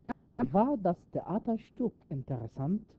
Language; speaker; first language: German; non-native, fluent; Arabic